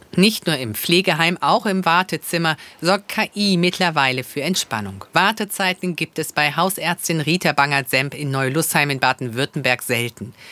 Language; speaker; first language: German; native; German